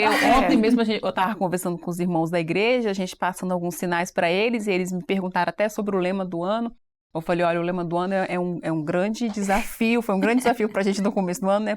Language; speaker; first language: Portuguese; native; Portuguese